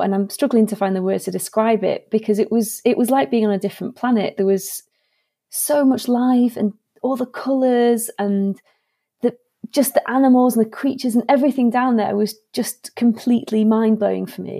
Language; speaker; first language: English; native; English